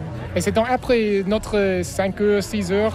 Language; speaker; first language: French; non-native, fluent; English